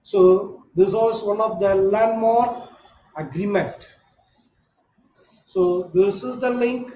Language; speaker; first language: English; non-native, local second language; Tamil